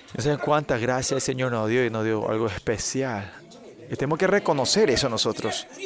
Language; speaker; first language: Spanish; non-native, fluent; Korean